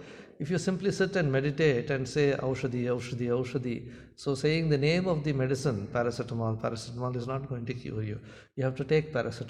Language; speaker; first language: English; non-native, local second language; Hindi